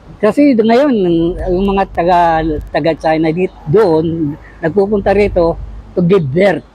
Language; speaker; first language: Filipino; native; Filipino